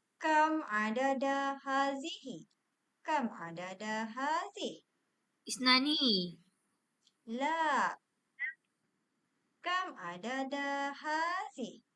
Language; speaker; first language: Arabic; non-native, learner; Malay